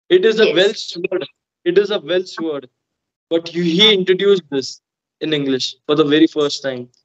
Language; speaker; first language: English; non-native, local second language; Hindi